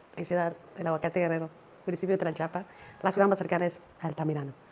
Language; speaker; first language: Spanish; early bilingual, heritage; Spanish